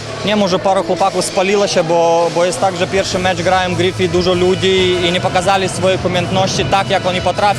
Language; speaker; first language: Polish; non-native, fluent; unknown